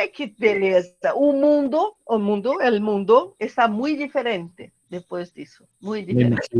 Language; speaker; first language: Portuguese; non-native, learner; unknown